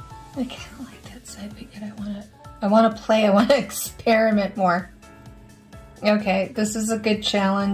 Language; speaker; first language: English; native; English